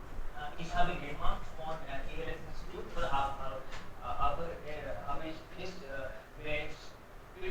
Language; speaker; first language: German; non-native, learner; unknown